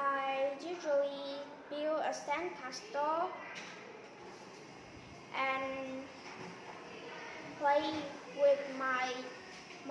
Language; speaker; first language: English; non-native, learner; Vietnamese